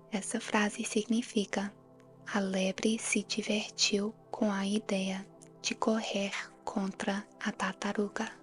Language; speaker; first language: Portuguese; non-native, fluent; English